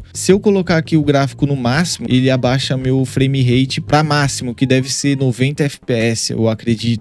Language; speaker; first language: Portuguese; native; Portuguese